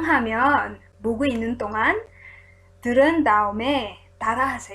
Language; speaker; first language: Korean; non-native, learner; Filipino